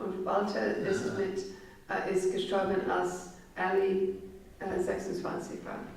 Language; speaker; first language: German; non-native, fluent; English